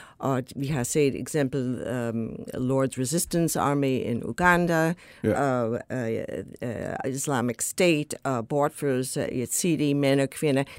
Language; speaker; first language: Danish; non-native, fluent; English